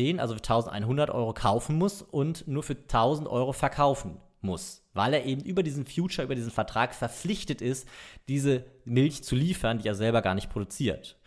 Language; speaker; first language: German; native; German